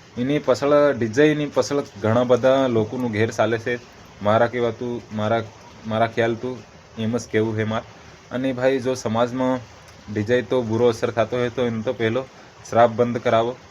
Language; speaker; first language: Gujarati; non-native, local second language; Bhili